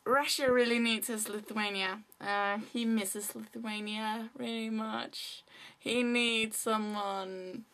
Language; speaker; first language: English; non-native, fluent; Danish